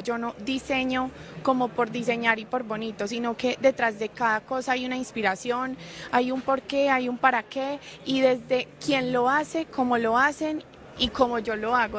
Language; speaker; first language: Spanish; native; Spanish